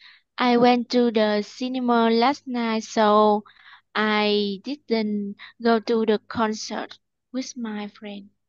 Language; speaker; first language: English; non-native, learner; Vietnamese